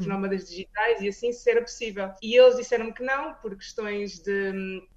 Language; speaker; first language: Portuguese; native; Portuguese